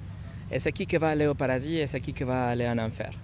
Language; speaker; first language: French; non-native, fluent; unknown